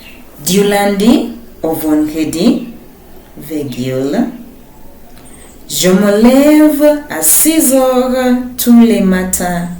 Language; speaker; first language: French; non-native, fluent; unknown